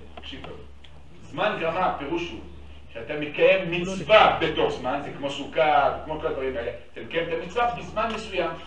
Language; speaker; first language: Hebrew; native; Hebrew